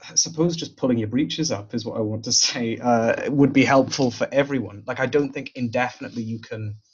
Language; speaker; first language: English; native; English